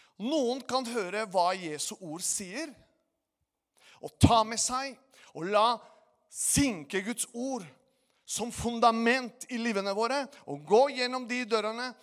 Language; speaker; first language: Norwegian; non-native, fluent; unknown